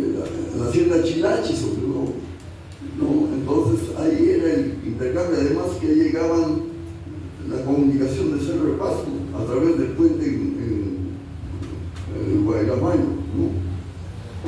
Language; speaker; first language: Spanish; native; Spanish